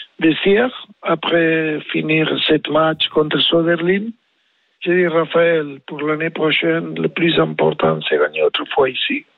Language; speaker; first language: French; non-native, learner; Spanish